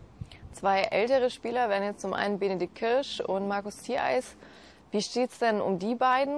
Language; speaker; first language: German; native; German